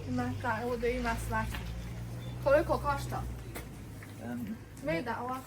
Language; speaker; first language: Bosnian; non-native, learner; Chinese